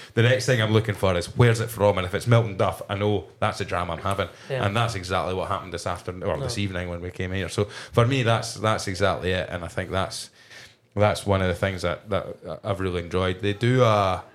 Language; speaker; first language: English; native; English